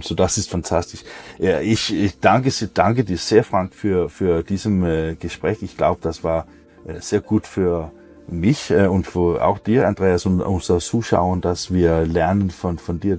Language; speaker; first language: German; non-native, learner; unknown